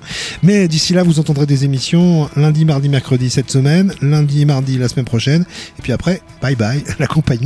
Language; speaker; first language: French; native; French